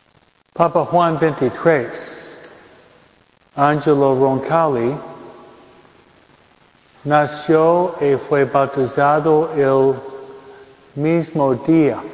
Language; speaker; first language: Spanish; non-native, fluent; English